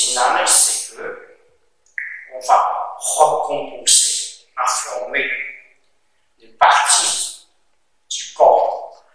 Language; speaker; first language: French; non-native, learner; Chinese